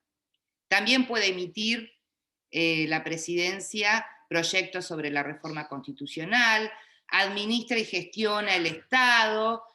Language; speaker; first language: Spanish; native; Spanish